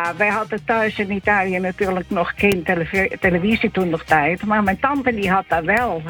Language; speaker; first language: Dutch; non-native, fluent; Italian